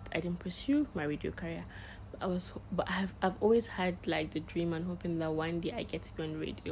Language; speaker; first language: English; non-native, local second language; Hausa